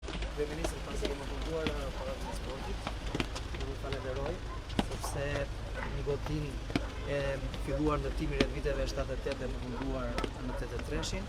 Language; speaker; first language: Albanian; native; Albanian